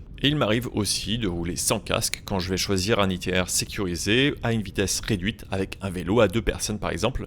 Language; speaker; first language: French; native; French